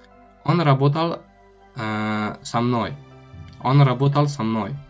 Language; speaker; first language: Russian; non-native, local second language; Tajik